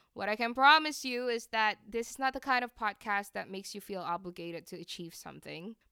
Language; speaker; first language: English; non-native, fluent; Indonesian